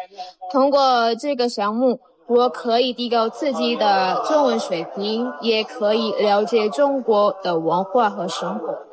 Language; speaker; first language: Chinese; non-native, fluent; Indonesian